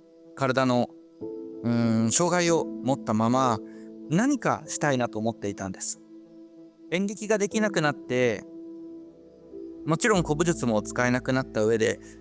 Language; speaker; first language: Japanese; native; Japanese